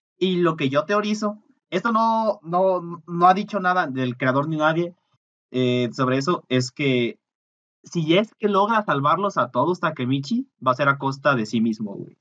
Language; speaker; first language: Spanish; native; Spanish